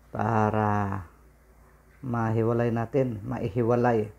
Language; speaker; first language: Filipino; non-native, local second language; Cebuano